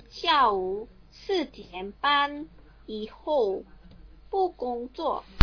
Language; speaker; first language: Chinese; non-native, learner; Korean